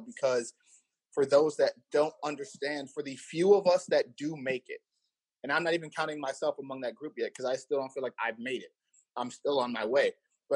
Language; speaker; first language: English; native; English